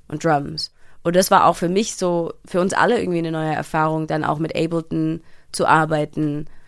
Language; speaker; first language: German; early bilingual, heritage; English